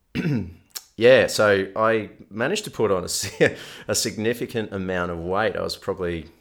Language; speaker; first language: English; native; English